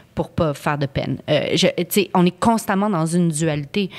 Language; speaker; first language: French; native; French